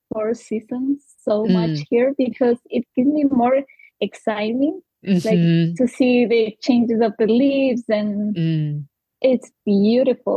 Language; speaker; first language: English; non-native, learner; Spanish